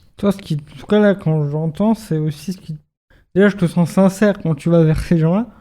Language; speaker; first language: French; native; French